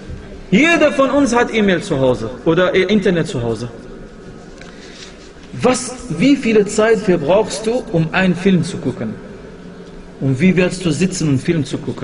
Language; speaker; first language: German; non-native, fluent; Arabic